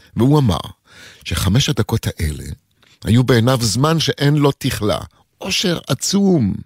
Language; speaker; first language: Hebrew; native; Hebrew